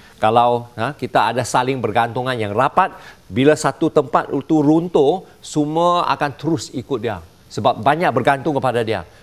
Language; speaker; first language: Malay; non-native, local second language; Chinese